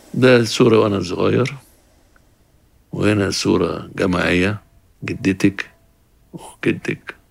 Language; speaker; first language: Arabic; native; Arabic